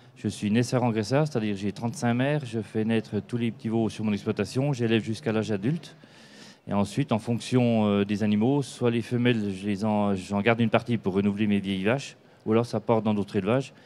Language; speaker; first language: French; native; French